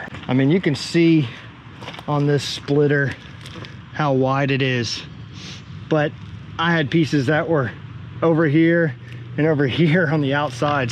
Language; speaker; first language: English; native; English